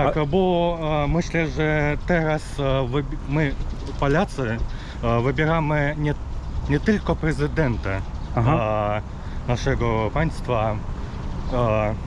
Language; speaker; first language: Polish; early bilingual, heritage; Russian